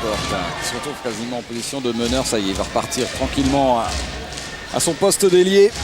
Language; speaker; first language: French; native; French